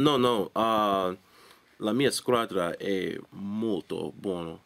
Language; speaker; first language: Italian; non-native, learner; English